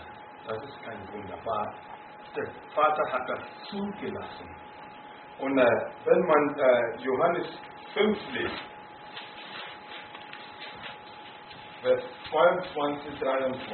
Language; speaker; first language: German; non-native, fluent; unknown